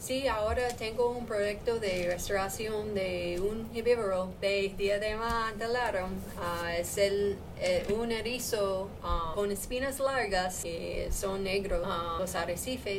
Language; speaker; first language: Spanish; non-native, learner; English